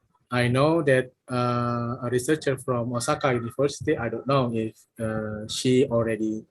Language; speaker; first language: English; non-native, fluent; Indonesian